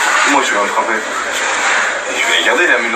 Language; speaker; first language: French; native; French